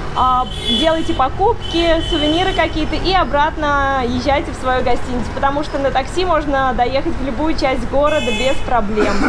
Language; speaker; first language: Russian; native; Russian